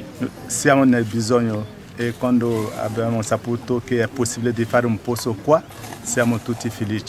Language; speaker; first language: Italian; non-native, fluent; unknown